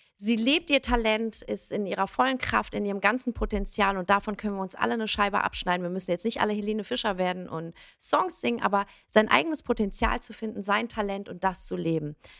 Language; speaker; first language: German; early bilingual, other home language; Persian